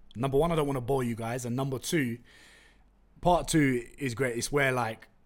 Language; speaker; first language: English; non-native, local second language; Turkish